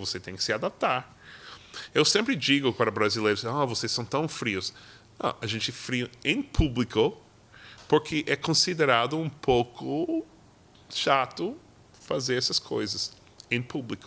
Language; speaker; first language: Portuguese; non-native, fluent; English